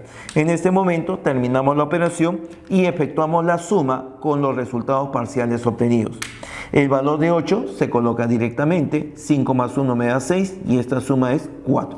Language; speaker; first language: Spanish; native; Spanish